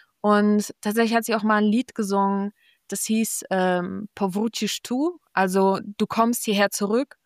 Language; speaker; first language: German; early bilingual, other home language; Polish